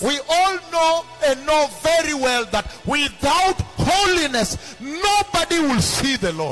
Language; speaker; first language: English; non-native, local second language; Luo (Kenya and Tanzania)